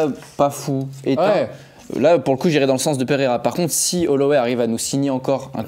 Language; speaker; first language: French; native; French